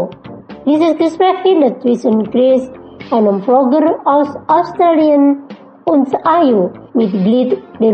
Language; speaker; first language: German; non-native, fluent; Indonesian